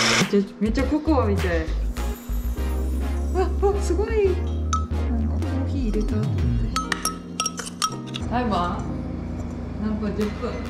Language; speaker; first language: Japanese; native; Japanese